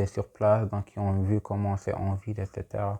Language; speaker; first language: French; non-native, local second language; Arabic